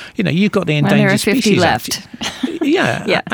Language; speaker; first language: English; native; English